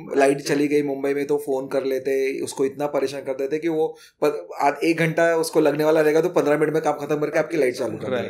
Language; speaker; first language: Hindi; non-native, local second language; Marathi